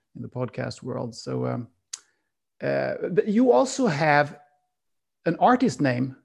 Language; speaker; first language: English; non-native, fluent; Swedish